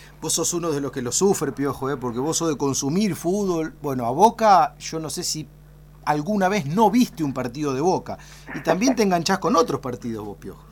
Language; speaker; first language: Spanish; native; Spanish